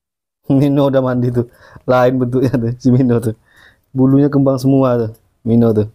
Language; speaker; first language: Indonesian; native; Indonesian